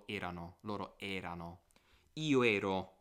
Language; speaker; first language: Italian; non-native, fluent; English